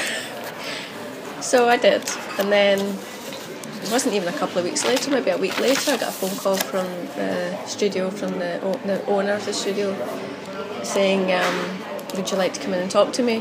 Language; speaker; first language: English; native; English